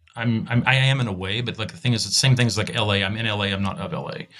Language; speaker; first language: English; native; English